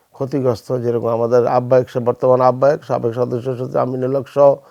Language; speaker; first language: Bangla; native; Bangla